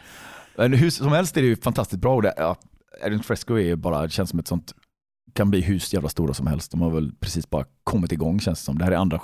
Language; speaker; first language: Swedish; native; Swedish